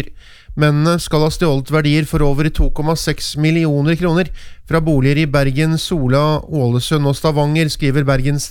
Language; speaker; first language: Norwegian; native; Norwegian